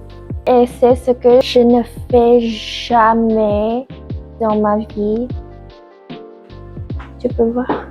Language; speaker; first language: French; non-native, learner; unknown